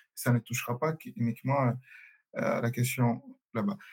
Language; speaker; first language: French; non-native, local second language; Swahili